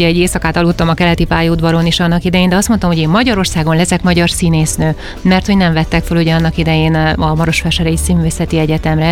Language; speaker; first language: Hungarian; native; Hungarian